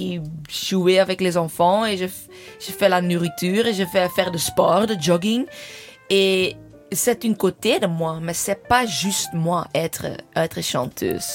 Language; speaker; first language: French; non-native, fluent; English